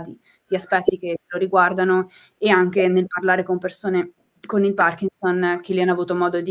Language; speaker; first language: Italian; native; Italian